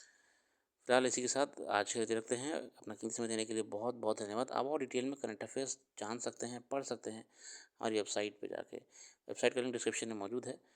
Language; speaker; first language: Hindi; native; Hindi